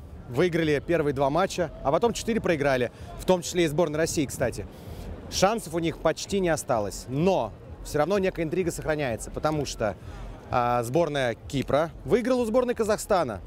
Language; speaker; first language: Russian; native; Russian